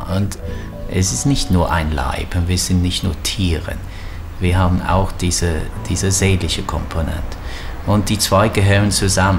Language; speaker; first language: German; non-native, fluent; English